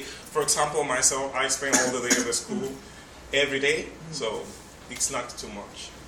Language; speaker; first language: English; non-native, fluent; Spanish